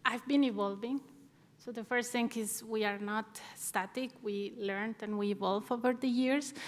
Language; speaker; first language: English; non-native, fluent; Spanish